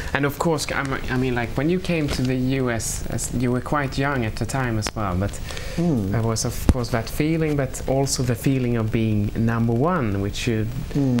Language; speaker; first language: English; non-native, fluent; Swedish